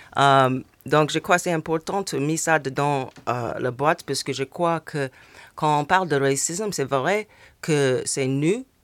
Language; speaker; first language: French; non-native, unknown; English